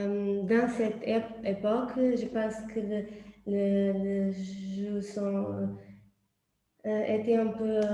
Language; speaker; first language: French; non-native, learner; Portuguese